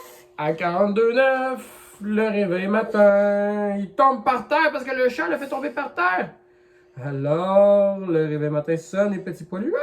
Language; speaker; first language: French; native; French